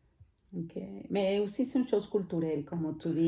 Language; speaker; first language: French; non-native, fluent; Spanish